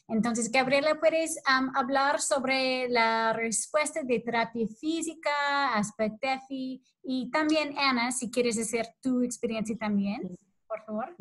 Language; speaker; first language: Spanish; non-native, fluent; English